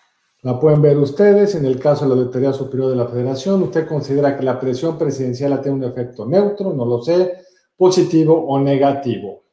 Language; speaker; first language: Spanish; native; Spanish